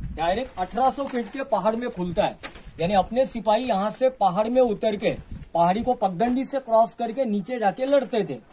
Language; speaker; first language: Hindi; non-native, local second language; Marathi